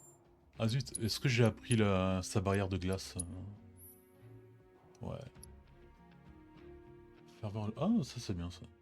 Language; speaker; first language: French; native; French